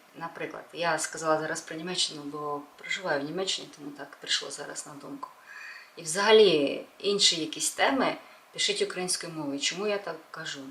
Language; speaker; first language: Ukrainian; non-native, local second language; Russian